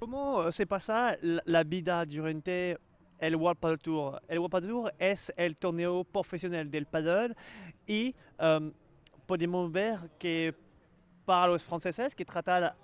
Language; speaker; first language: Spanish; non-native, learner; French